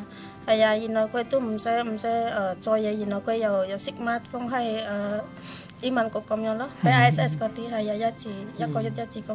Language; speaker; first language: Chinese; non-native, learner; Indonesian